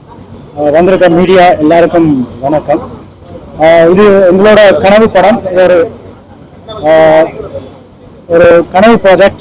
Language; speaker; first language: Tamil; native; Tamil